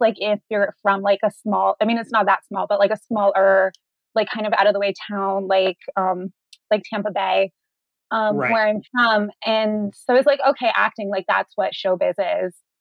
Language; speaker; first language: English; native; English